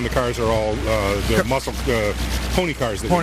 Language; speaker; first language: English; native; English